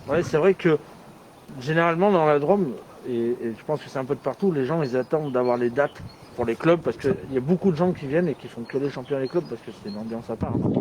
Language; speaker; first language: French; native; French